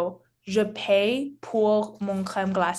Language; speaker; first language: French; non-native, learner; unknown